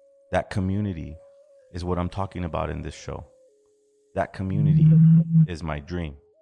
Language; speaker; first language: English; early bilingual, other home language; Spanish